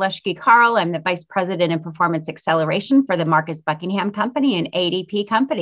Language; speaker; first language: English; native; English